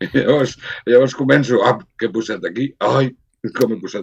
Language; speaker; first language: Catalan; non-native, local second language; Spanish